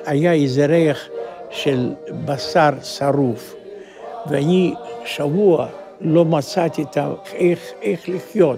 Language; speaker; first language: Hebrew; non-native, fluent; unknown